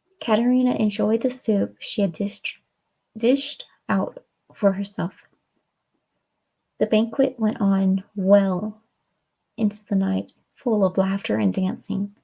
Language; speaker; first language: English; native; English